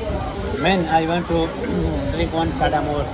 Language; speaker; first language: English; non-native, learner; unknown